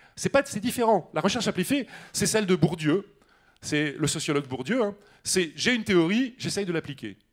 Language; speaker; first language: French; native; French